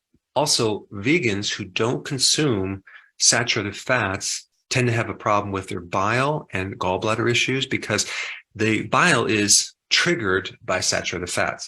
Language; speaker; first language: English; native; English